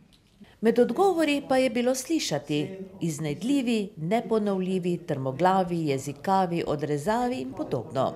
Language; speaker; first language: Slovenian; native; Slovenian